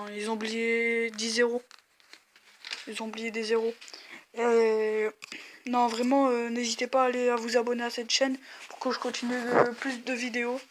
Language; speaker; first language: French; native; French